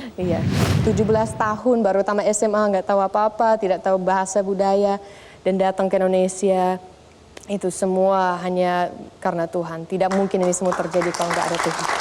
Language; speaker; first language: Indonesian; non-native, fluent; English